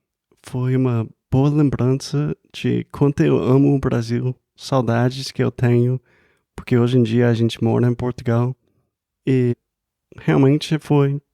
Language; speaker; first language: Portuguese; non-native, fluent; English